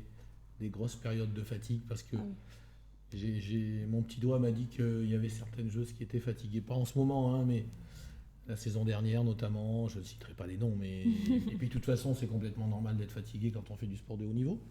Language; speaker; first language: French; native; French